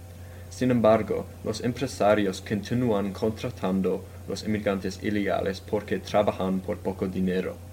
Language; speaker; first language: Spanish; non-native, fluent; English